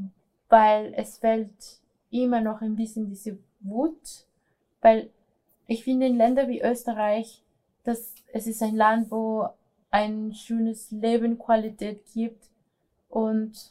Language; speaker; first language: German; non-native, fluent; Spanish